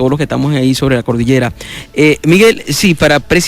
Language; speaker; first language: Spanish; native; Spanish